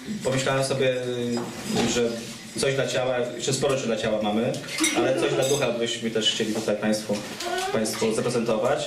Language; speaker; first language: Polish; native; Polish